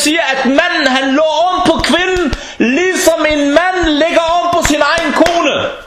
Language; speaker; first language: Danish; non-native, fluent; Arabic